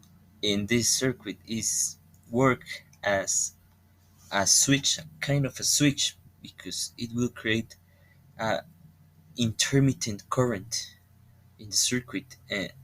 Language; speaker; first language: English; non-native, learner; Spanish